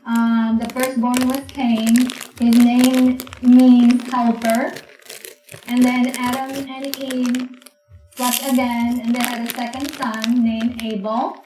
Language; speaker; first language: English; non-native, local second language; Filipino